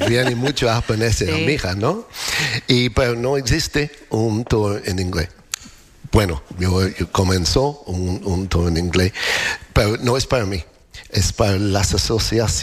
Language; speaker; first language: Spanish; non-native, learner; English